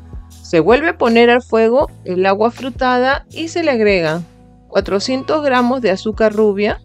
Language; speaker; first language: Spanish; native; Spanish